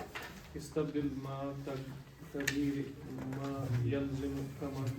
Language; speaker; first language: Arabic; non-native, learner; Urdu